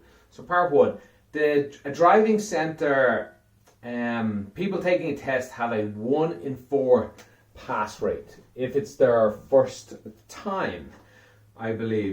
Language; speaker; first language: English; native; English